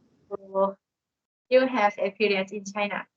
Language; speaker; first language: English; non-native, learner; Thai